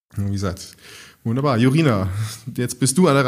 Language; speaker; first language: German; native; German